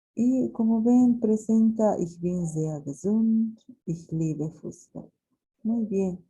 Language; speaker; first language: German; non-native, fluent; Spanish